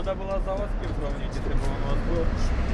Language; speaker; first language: Russian; native; Russian